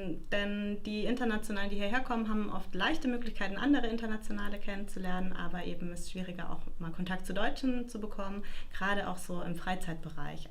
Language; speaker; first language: German; native; German